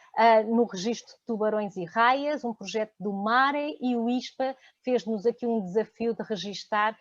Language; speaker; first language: Portuguese; native; Portuguese